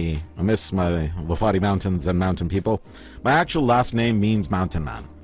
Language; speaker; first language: English; non-native, fluent; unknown